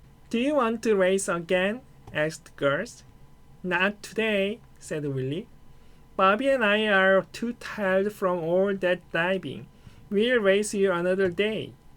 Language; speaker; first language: English; non-native, fluent; Korean